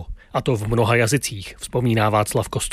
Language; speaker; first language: Czech; native; Czech